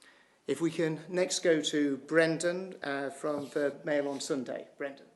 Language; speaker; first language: English; native; English